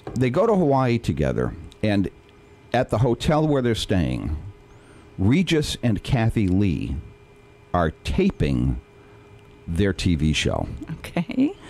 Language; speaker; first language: English; native; English